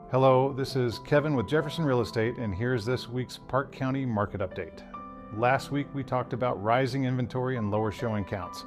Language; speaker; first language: English; native; English